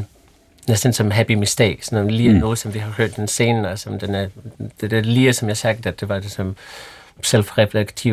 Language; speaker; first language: Danish; non-native, fluent; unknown